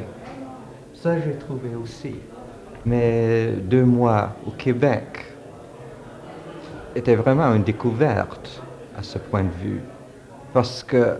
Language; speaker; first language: French; early bilingual, heritage; French